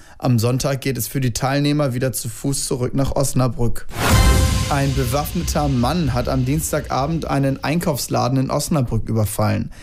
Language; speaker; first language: German; native; German